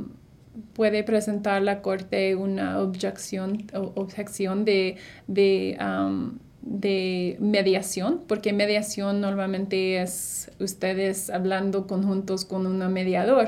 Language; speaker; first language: Spanish; non-native, fluent; English